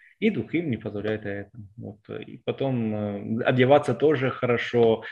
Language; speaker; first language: Russian; non-native, fluent; Italian